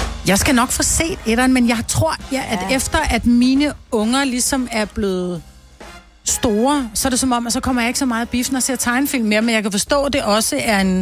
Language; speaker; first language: Danish; native; Danish